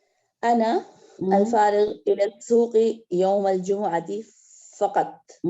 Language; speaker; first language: Arabic; non-native, learner; Urdu